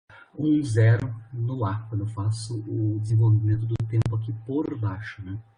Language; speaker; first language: Portuguese; native; Portuguese